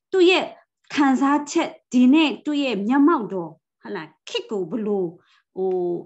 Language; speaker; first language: Burmese; non-native, local second language; Kachin